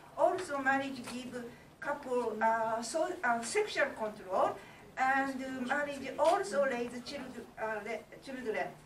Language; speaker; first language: English; non-native, learner; Japanese